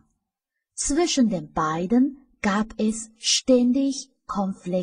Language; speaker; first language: German; non-native, fluent; Chinese